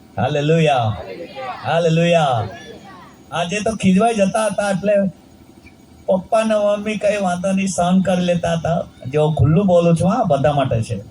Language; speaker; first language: Gujarati; non-native, local second language; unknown